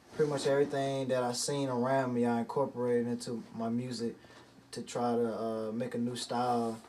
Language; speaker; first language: English; native; English